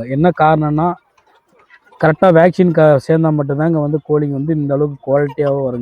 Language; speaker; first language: Tamil; native; Tamil